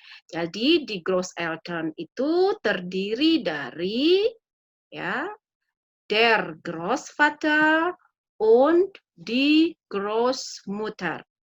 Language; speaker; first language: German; non-native, fluent; Indonesian